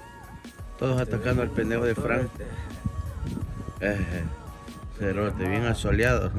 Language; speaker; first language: Spanish; native; Spanish